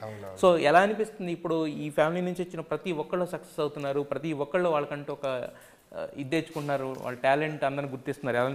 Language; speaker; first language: Telugu; native; Telugu